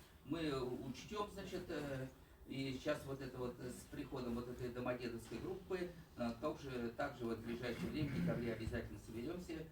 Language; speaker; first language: Russian; native; Russian